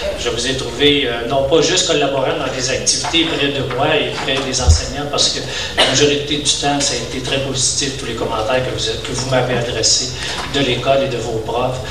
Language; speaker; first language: French; native; French